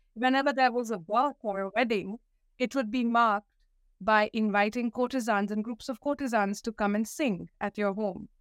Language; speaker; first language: English; non-native, local second language; Hindi